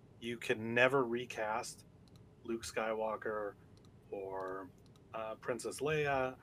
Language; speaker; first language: English; native; English